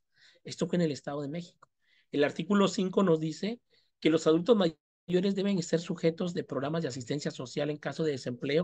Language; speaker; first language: Spanish; native; Spanish